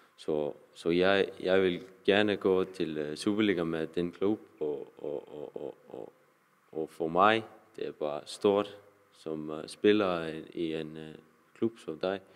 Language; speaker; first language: Danish; non-native, learner; Icelandic